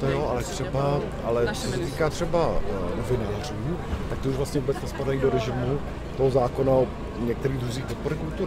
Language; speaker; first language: Czech; native; Czech